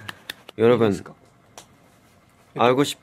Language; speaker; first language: Korean; non-native, fluent; Japanese